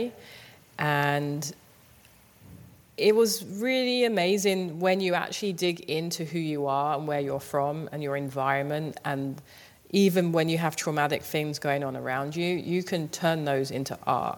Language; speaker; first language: English; native; English